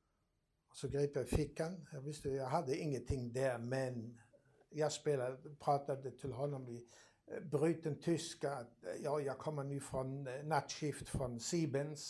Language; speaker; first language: Swedish; non-native, fluent; German